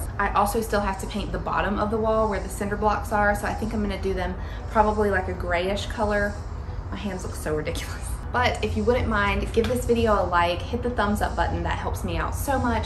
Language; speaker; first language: English; native; English